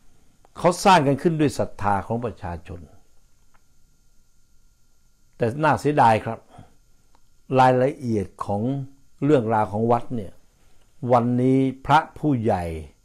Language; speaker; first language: Thai; native; Thai